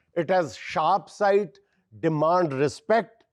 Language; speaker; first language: English; non-native, local second language; Urdu